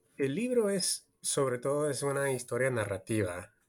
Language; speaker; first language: Spanish; early bilingual, heritage; Spanish